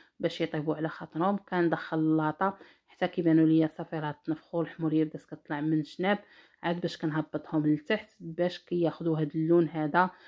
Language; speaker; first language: Arabic; native; Arabic